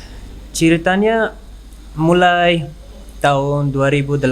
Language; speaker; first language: Indonesian; non-native, learner; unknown